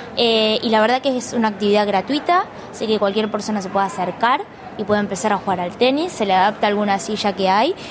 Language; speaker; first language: Spanish; native; Spanish